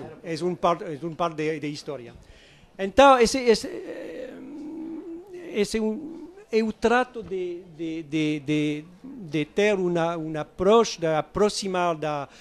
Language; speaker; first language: Portuguese; non-native, learner; French